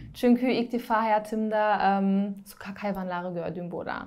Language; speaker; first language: Turkish; non-native, learner; German